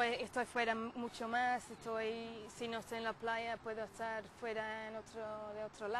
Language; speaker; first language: Spanish; non-native, fluent; English